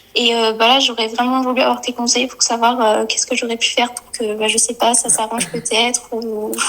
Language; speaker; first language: French; native; French